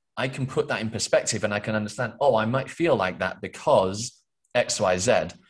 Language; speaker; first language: English; native; English